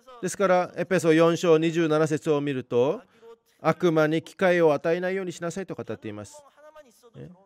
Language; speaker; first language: Japanese; non-native, fluent; Korean